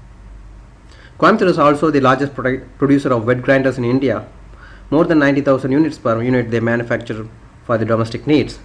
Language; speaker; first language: English; non-native, local second language; Tamil